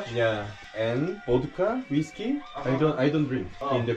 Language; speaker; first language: English; non-native, learner; Korean